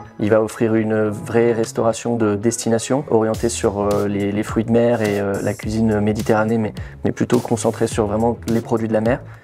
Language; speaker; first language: French; native; French